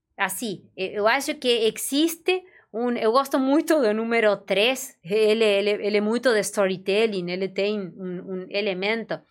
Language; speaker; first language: Portuguese; non-native, fluent; Spanish